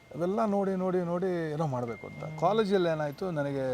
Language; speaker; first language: Kannada; non-native, local second language; Tulu